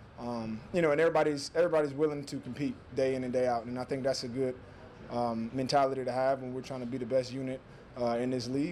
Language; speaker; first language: English; native; English